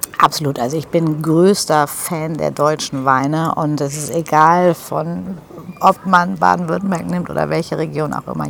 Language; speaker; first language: German; native; German